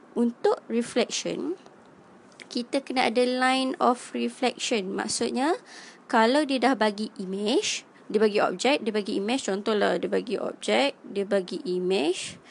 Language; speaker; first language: Malay; native; Malay